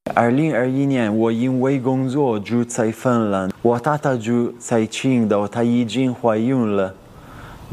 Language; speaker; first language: Chinese; non-native, learner; Italian